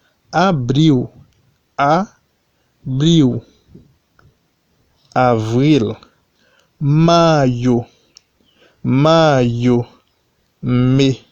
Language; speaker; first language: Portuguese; non-native, fluent; Haitian Creole